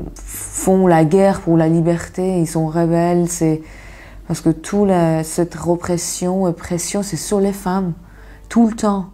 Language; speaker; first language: French; non-native, fluent; Persian